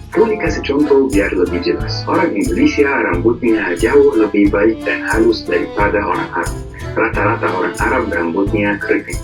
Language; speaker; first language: Indonesian; non-native, fluent; Arabic